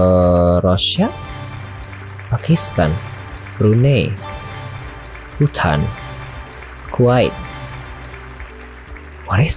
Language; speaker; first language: English; non-native, learner; Indonesian